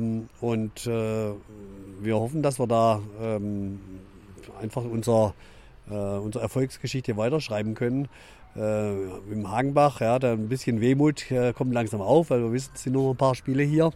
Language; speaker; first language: German; native; German